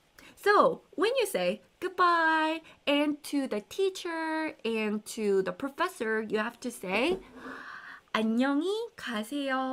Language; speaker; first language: English; non-native, fluent; Korean